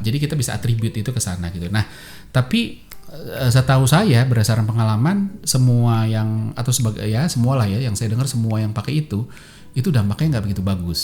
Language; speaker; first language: Indonesian; native; Indonesian